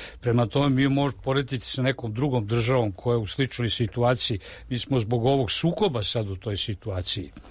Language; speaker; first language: Serbian; native; Serbian